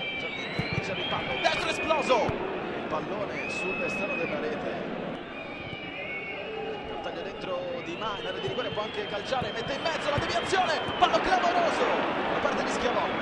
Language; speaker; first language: Italian; native; Italian